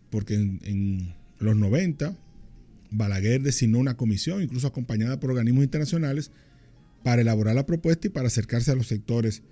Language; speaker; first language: Spanish; native; Spanish